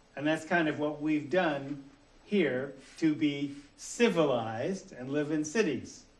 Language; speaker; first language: English; native; English